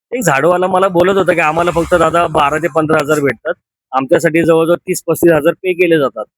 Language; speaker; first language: Marathi; native; Marathi